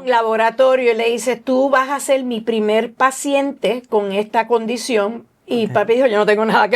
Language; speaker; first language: Spanish; native; Spanish